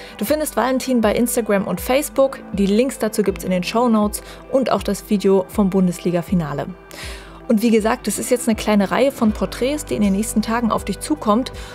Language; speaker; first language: German; native; German